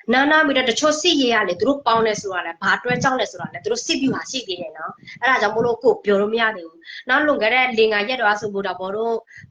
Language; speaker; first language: Burmese; non-native, local second language; S'gaw Karen